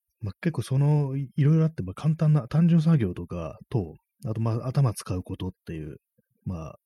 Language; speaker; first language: Japanese; native; Japanese